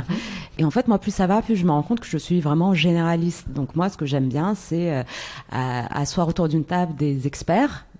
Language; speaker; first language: French; non-native, local second language; Arabic